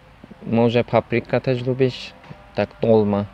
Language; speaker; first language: Polish; non-native, fluent; Turkish